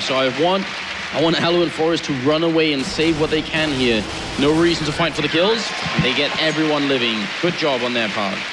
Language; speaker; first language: English; non-native, fluent; Swedish